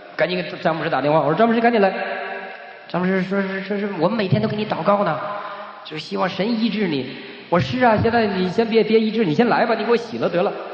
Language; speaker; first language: Chinese; native; Chinese